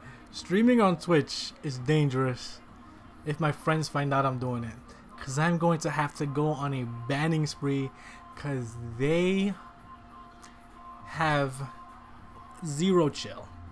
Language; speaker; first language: English; early bilingual, other home language; Spanish